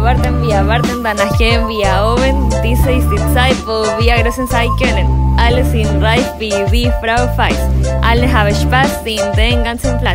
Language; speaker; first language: German; non-native, learner; Spanish